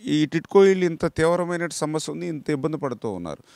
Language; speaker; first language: Telugu; native; Telugu